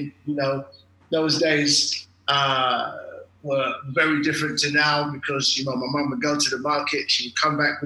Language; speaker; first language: English; native; English